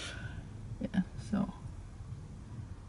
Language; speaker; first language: English; non-native, fluent; Latvian